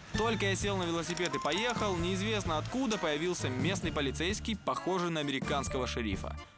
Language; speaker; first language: Russian; native; Russian